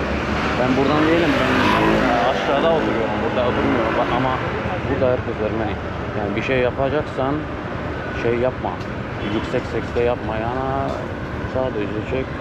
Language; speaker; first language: Turkish; early bilingual, heritage; Armenian